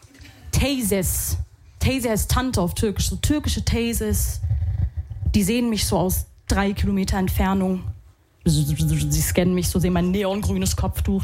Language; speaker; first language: German; early bilingual, other home language; Arabic